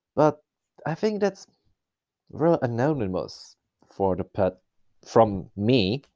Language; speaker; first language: English; non-native, fluent; Czech